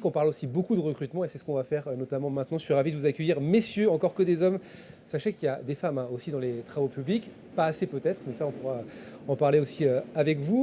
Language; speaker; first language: French; native; French